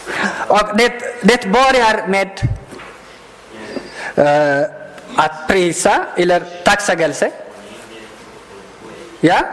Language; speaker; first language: Swedish; non-native, learner; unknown